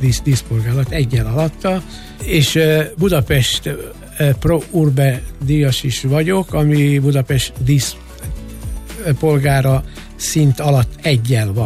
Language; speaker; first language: Hungarian; native; Hungarian